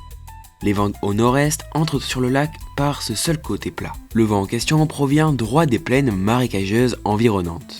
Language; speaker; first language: French; native; French